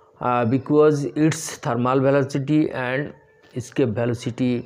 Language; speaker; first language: English; non-native, local second language; Bangla